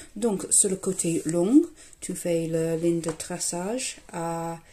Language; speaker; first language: French; non-native, learner; English